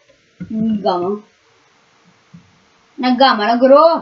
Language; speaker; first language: Norwegian; native; Norwegian